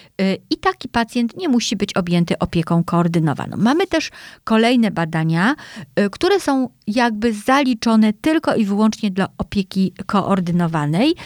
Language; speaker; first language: Polish; native; Polish